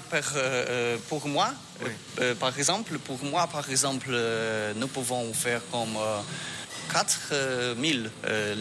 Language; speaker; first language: French; non-native, learner; Polish